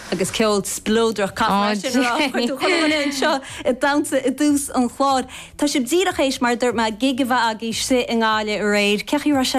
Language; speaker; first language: Irish; native; Irish